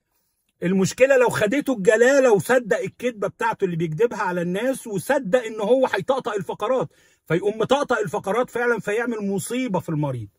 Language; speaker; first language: Arabic; native; Arabic